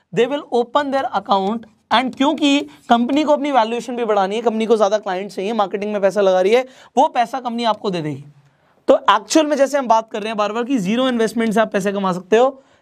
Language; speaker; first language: Hindi; non-native, local second language; Marathi